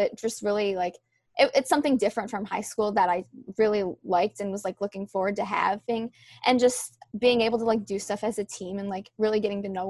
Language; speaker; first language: English; native; English